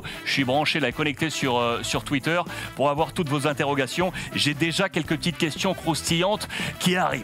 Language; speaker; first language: French; native; French